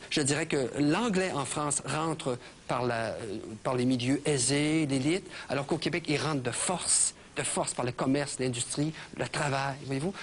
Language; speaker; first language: French; native; French